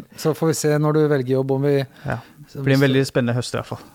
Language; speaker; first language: Norwegian; early bilingual, other home language; Persian